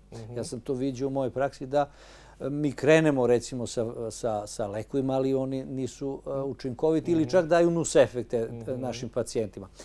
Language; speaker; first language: Bosnian; native; Bosnian